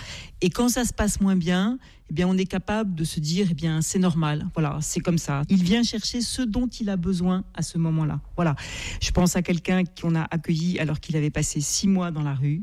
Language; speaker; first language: French; native; French